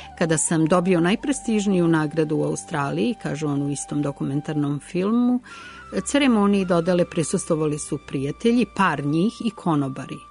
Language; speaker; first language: Serbian; native; Serbian